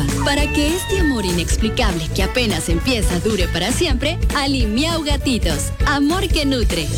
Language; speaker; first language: Spanish; native; Spanish